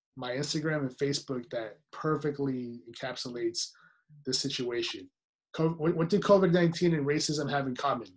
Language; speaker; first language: English; early bilingual, other home language; Spanish